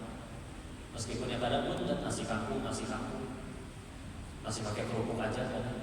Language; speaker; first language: Indonesian; native; Indonesian